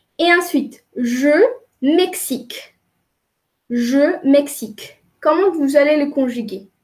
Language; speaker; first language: French; non-native, fluent; Spanish